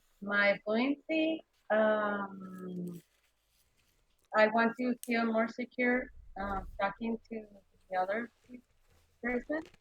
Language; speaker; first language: English; non-native, learner; Spanish